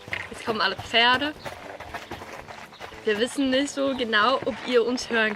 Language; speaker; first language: German; non-native, fluent; Swedish